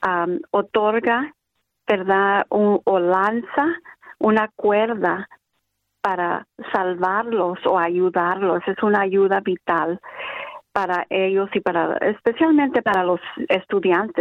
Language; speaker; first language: Spanish; early bilingual, other home language; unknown